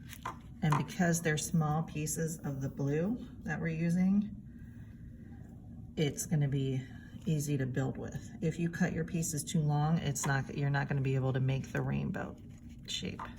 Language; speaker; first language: English; native; English